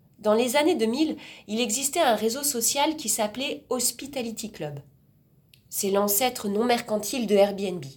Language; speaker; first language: French; native; French